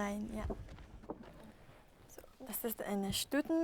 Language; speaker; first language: German; non-native, learner; Mongolian